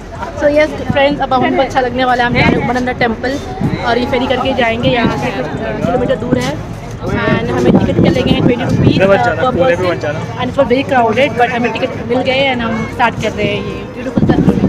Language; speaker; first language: Hindi; native; Hindi